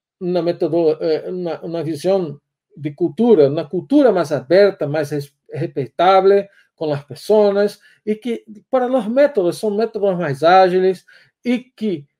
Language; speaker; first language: Spanish; non-native, learner; Portuguese